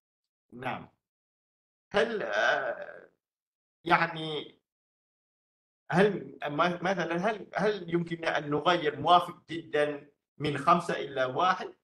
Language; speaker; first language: Arabic; non-native, fluent; Malay